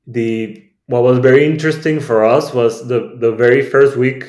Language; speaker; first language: English; non-native, fluent; Spanish